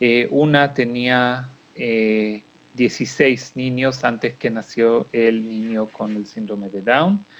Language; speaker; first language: Spanish; non-native, fluent; Hebrew